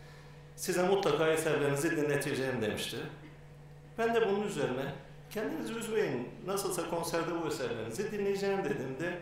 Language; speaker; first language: Turkish; native; Turkish